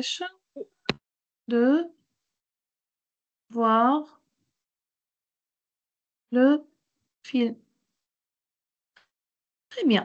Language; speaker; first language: French; non-native, local second language; Arabic